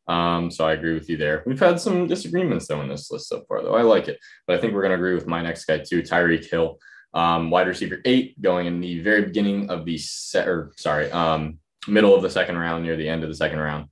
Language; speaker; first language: English; native; English